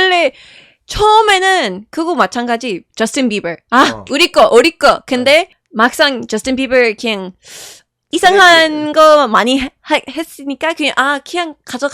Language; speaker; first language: Korean; non-native, fluent; English